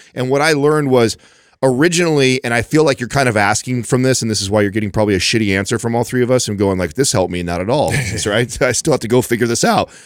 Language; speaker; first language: English; native; English